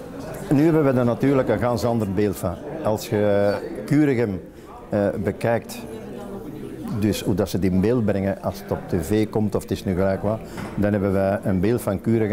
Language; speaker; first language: Dutch; native; Dutch